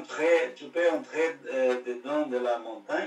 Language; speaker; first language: French; non-native, learner; Portuguese